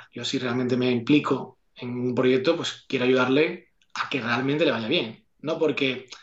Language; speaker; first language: Spanish; native; Spanish